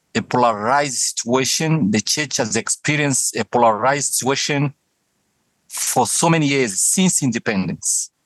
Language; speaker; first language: English; non-native, fluent; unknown